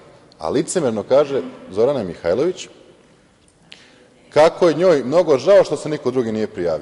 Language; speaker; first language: Serbian; native; Serbian